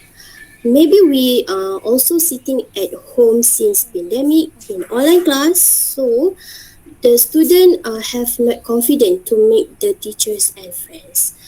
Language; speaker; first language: English; non-native, learner; Malay